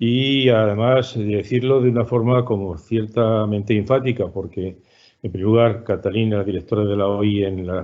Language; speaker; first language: Spanish; native; Spanish